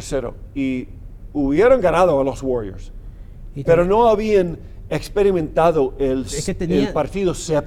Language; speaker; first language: Spanish; non-native, fluent; English